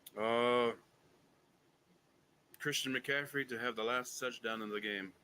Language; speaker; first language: English; native; English